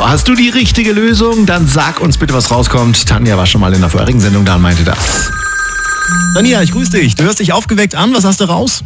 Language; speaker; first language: German; native; German